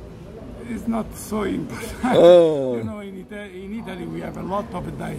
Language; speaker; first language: English; non-native, learner; Italian